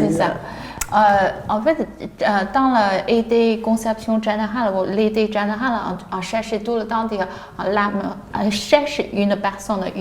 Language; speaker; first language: French; non-native, learner; Chinese